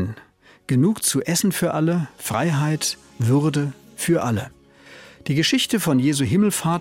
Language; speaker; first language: German; native; German